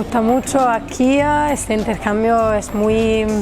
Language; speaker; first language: Spanish; non-native, learner; Italian